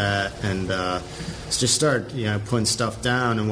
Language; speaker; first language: English; native; English